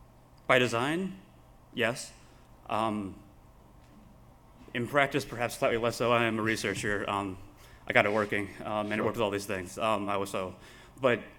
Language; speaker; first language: English; native; English